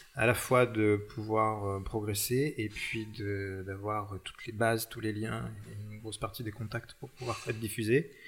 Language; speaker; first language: French; native; French